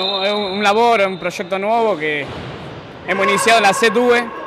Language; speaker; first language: Italian; non-native, learner; Spanish